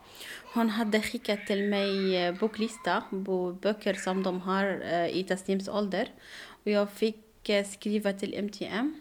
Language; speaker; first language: Swedish; non-native, learner; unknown